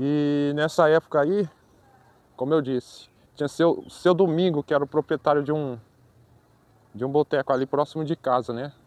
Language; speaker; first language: Portuguese; native; Portuguese